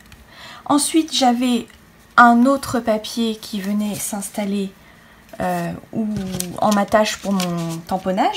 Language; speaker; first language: French; native; French